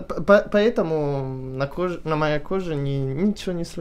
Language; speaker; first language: Russian; early bilingual, heritage; Italian